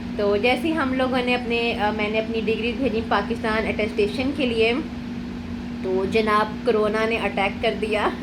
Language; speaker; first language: Urdu; native; Urdu